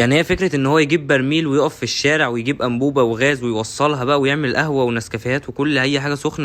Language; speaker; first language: Arabic; native; Arabic